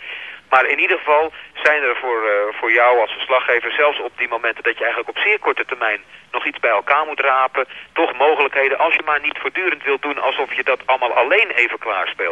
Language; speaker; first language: Dutch; native; Dutch